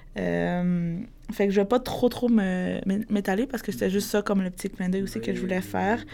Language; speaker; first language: French; early bilingual, other home language; Spanish